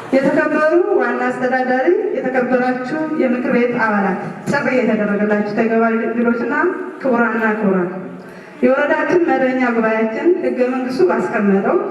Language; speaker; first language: Amharic; non-native, local second language; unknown